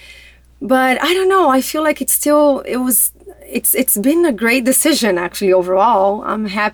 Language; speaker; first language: English; non-native, fluent; Portuguese